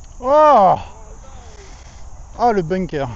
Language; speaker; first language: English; non-native, learner; French